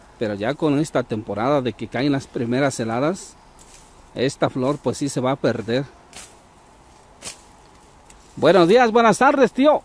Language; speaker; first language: Spanish; native; Spanish